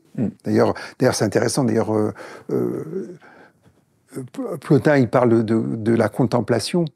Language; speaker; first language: French; native; French